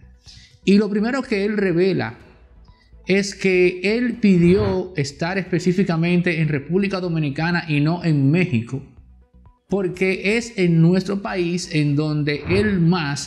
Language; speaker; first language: Spanish; native; Spanish